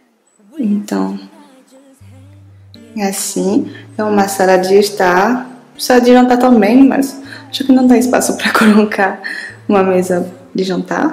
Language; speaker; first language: Portuguese; non-native, fluent; French